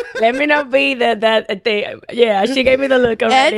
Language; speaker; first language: English; non-native, fluent; Spanish